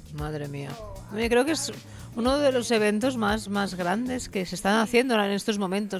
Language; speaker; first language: Spanish; native; Spanish